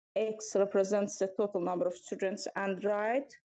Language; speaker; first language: English; non-native, fluent; Azerbaijani